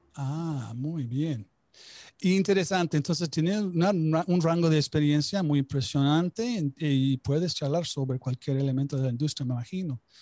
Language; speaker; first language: Spanish; native; Spanish